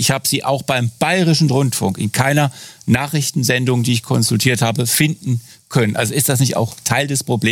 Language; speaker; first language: German; native; German